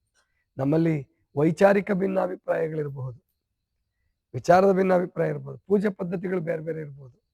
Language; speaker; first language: Kannada; native; Kannada